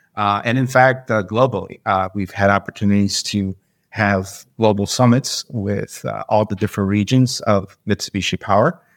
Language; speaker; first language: English; native; English